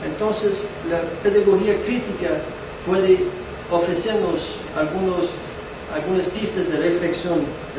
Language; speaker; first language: Spanish; non-native, fluent; English